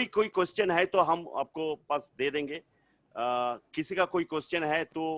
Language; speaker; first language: Hindi; non-native, local second language; Bangla